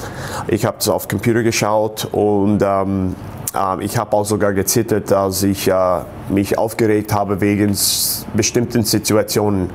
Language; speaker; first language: German; non-native, fluent; English